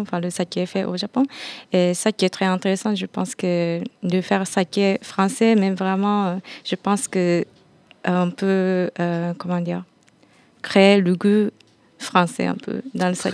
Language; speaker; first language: French; non-native, fluent; Japanese